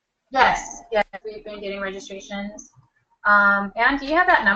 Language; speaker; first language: English; native; English